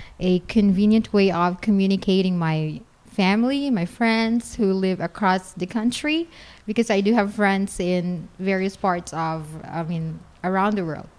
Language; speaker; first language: English; non-native, local second language; Cebuano